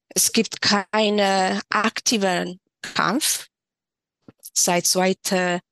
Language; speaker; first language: German; non-native, learner; Tigrinya